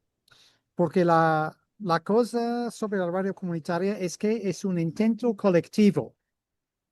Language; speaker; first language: Spanish; non-native, fluent; English